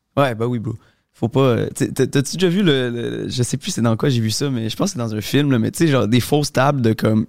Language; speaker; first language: French; native; French